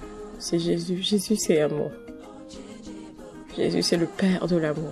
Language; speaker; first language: French; non-native, local second language; Ewe